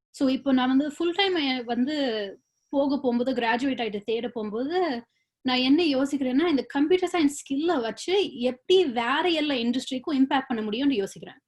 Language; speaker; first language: Tamil; early bilingual, other home language; English